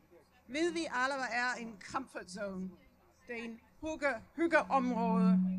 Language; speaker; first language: Danish; non-native, learner; English